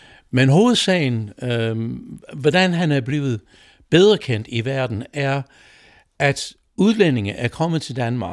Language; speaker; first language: Danish; non-native, fluent; English